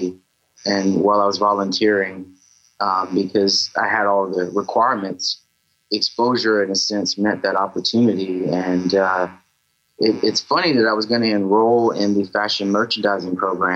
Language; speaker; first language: English; native; English